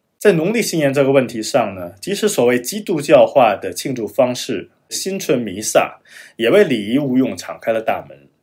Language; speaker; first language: Chinese; non-native, fluent; German